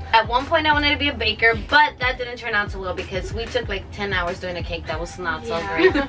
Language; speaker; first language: English; early bilingual, other home language; Spanish